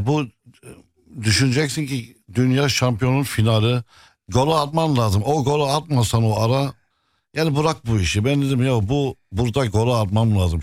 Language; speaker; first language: Turkish; non-native, fluent; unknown